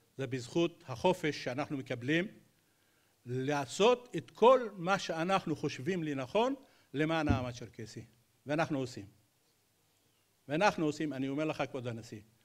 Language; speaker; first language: Hebrew; non-native, local second language; Adyghe